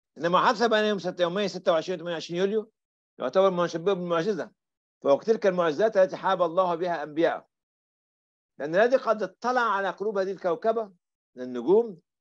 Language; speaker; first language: Arabic; native; Arabic